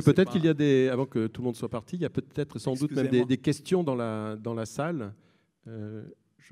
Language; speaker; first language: French; native; French